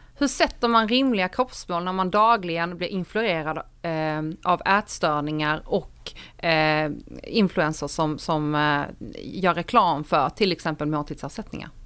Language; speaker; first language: Swedish; native; Swedish